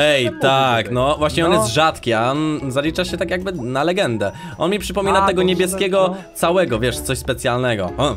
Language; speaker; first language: Polish; native; Polish